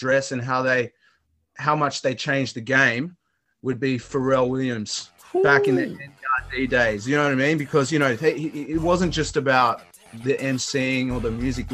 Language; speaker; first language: English; native; English